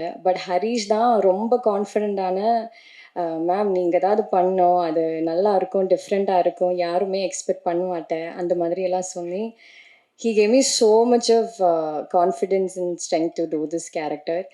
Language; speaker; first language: Tamil; non-native, learner; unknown